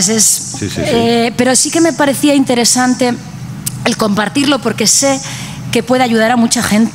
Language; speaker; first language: Spanish; native; Spanish